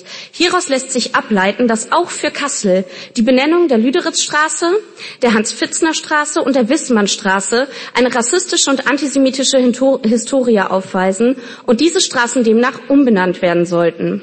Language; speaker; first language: German; native; German